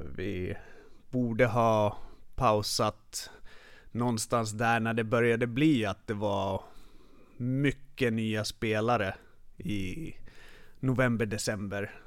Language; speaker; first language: Swedish; early bilingual, other home language; Finnish